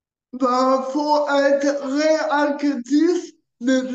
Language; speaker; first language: French; early bilingual, other home language; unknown